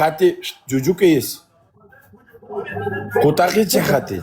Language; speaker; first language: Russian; non-native, learner; Uzbek